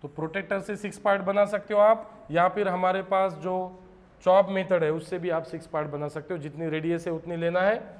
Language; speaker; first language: Hindi; non-native, local second language; Marathi